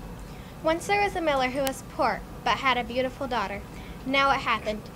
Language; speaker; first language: English; native; English